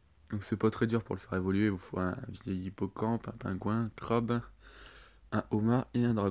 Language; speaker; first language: French; native; French